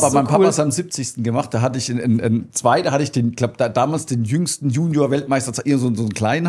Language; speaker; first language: German; native; German